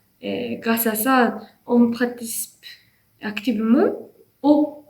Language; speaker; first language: French; non-native, learner; Japanese